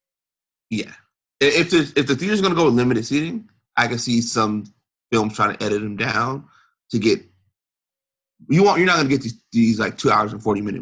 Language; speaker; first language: English; native; English